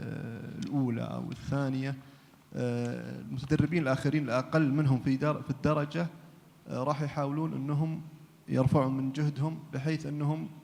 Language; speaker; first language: Arabic; native; Arabic